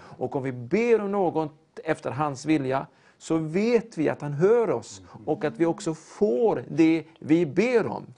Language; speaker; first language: Swedish; native; Swedish